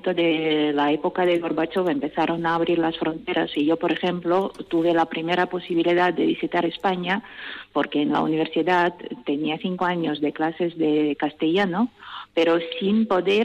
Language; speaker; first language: Spanish; non-native, fluent; Russian